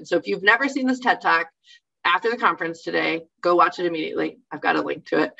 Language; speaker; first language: English; native; English